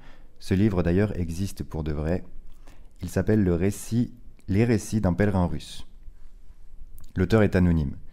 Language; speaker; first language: French; native; French